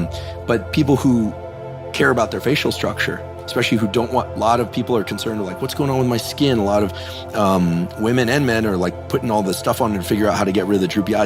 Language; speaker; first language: English; native; English